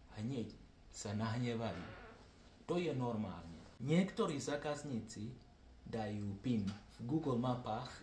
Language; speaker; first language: Slovak; non-native, learner; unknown